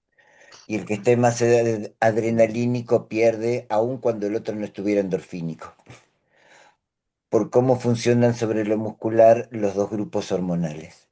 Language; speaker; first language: Spanish; native; Spanish